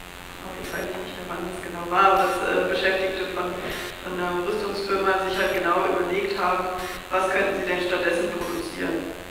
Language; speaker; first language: German; native; German